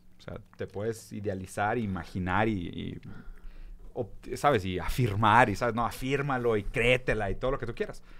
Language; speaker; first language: Spanish; early bilingual, other home language; Portuguese